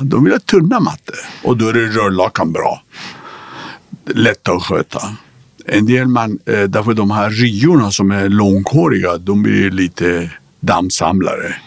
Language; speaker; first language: Swedish; non-native, fluent; Persian